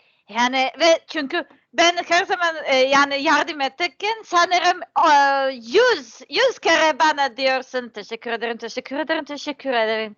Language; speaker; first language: Turkish; non-native, learner; Serbian